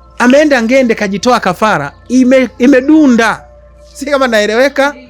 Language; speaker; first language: Swahili; native; Swahili